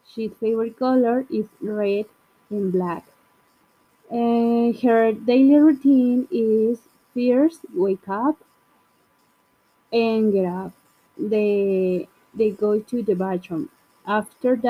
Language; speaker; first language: English; non-native, learner; Spanish